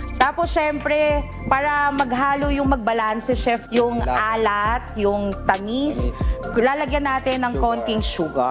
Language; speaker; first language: Filipino; native; Filipino